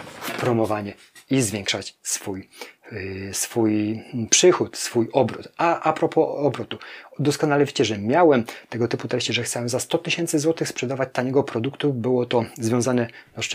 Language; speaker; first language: Polish; native; Polish